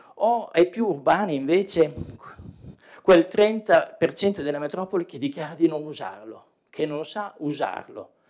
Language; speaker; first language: Italian; native; Italian